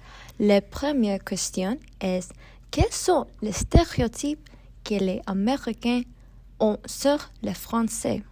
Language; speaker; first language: French; non-native, learner; English